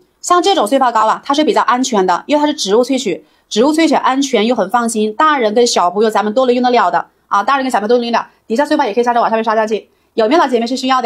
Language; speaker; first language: Chinese; native; Chinese